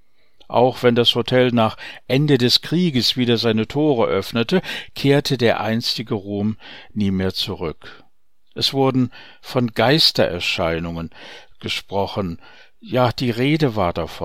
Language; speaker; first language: German; native; German